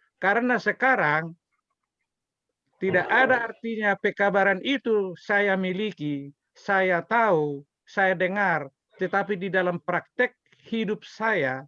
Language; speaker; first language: Indonesian; native; Indonesian